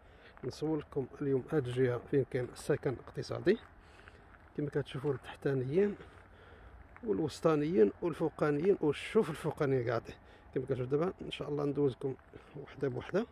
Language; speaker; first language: Arabic; native; Arabic